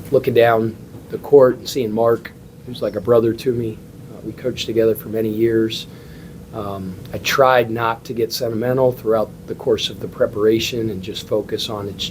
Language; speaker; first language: English; native; English